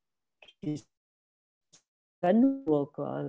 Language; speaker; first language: French; non-native, local second language; Arabic